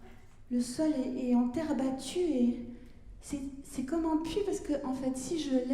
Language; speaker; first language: French; native; French